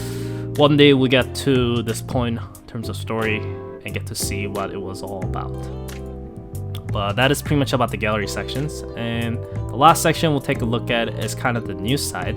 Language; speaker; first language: English; non-native, fluent; Korean